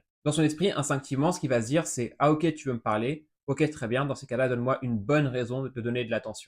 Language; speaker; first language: French; native; French